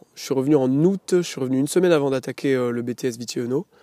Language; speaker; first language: French; native; French